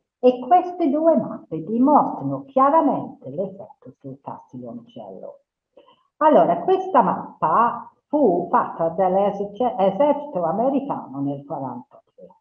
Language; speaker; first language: Italian; non-native, fluent; English